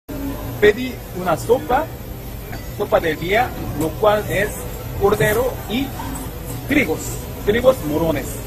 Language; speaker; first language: Spanish; non-native, learner; Korean